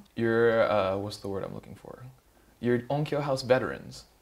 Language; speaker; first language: English; early bilingual, other home language; Japanese